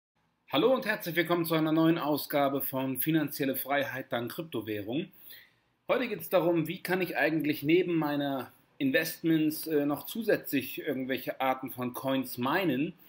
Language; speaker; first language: German; native; German